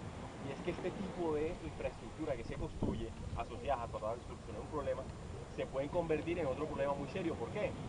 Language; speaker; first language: Spanish; native; Spanish